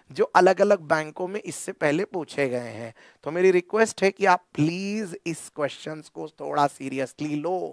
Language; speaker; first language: Hindi; non-native, local second language; Marathi